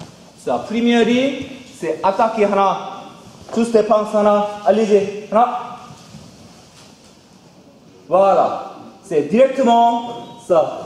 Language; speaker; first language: French; non-native, learner; Korean